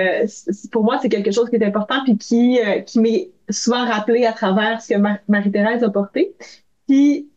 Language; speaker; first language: French; native; French